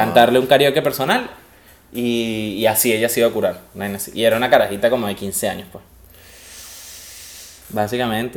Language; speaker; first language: Spanish; native; Spanish